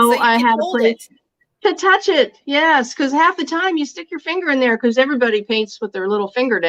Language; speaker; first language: English; native; English